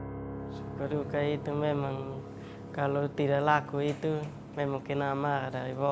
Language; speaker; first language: Indonesian; non-native, local second language; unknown